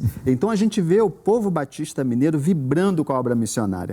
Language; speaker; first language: Portuguese; native; Portuguese